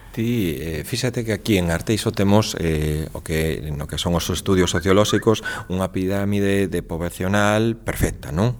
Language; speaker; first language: Galician; native; Galician